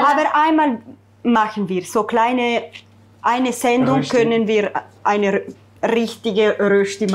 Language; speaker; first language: German; non-native, fluent; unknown